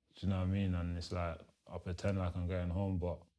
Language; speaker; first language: English; early bilingual, other home language; Lingala